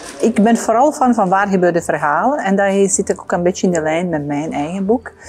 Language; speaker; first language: Dutch; non-native, fluent; Bosnian